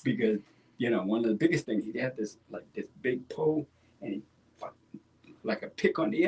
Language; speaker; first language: English; native; English